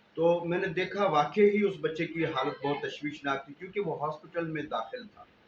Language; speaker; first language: Urdu; non-native, local second language; Sindhi